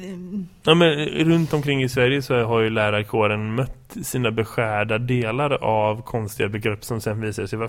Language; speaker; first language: Swedish; native; Swedish